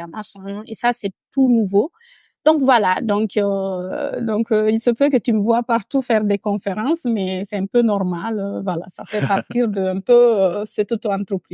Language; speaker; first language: French; non-native, local second language; Fula